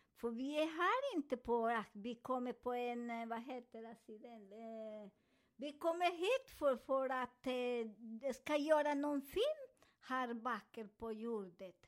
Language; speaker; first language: Swedish; non-native, fluent; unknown